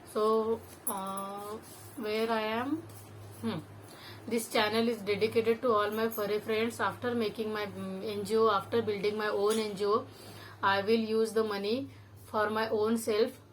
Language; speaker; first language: English; non-native, local second language; Marathi